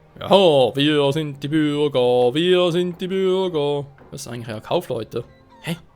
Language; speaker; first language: German; native; German